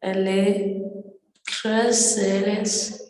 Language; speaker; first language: French; non-native, learner; Portuguese